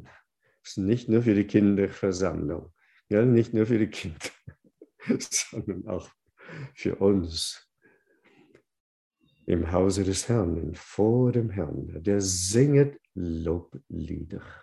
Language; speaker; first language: German; non-native, fluent; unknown